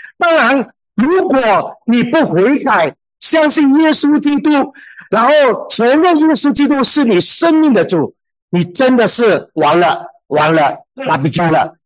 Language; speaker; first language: Chinese; native; Chinese